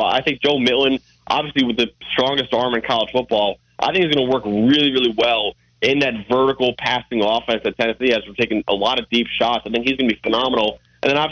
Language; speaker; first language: English; native; English